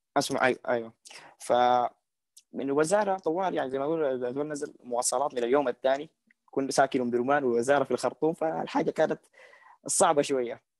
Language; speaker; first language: Arabic; native; Arabic